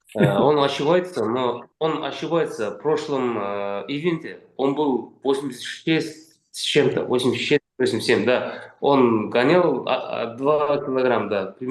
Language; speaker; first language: Russian; non-native, local second language; Kazakh